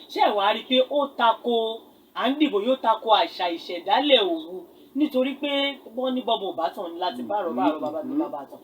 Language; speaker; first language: Yoruba; native; Yoruba